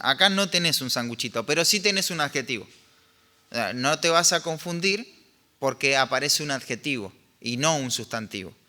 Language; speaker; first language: Spanish; native; Spanish